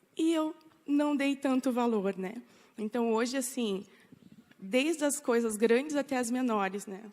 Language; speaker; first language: Portuguese; native; Portuguese